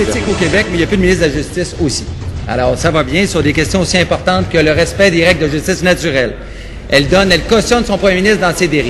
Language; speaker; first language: French; native; French